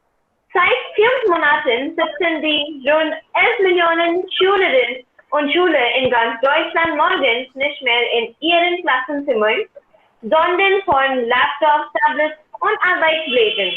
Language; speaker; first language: German; non-native, learner; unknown